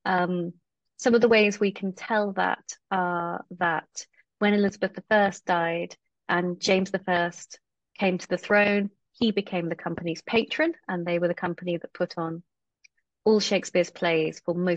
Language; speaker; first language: English; native; English